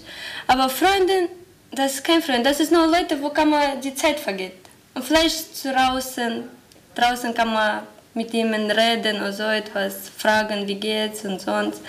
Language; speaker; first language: German; non-native, learner; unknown